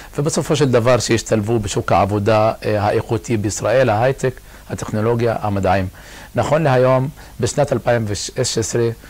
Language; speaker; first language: Hebrew; non-native, local second language; Arabic